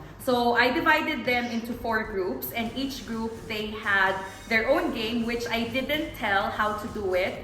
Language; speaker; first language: English; non-native, fluent; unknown